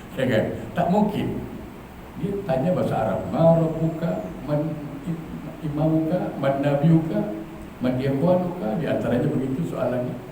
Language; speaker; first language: Malay; native; Malay